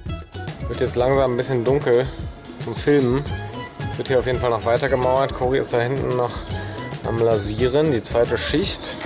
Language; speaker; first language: German; native; German